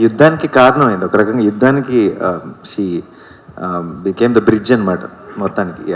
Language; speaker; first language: Telugu; native; Telugu